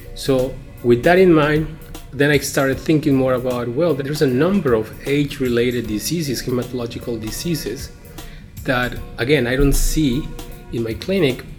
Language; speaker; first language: English; non-native, fluent; Spanish